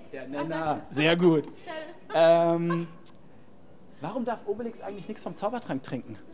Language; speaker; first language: German; native; German